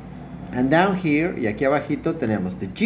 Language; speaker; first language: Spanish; native; Spanish